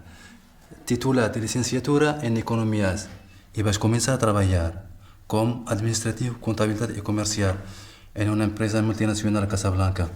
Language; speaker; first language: Catalan; non-native, fluent; Arabic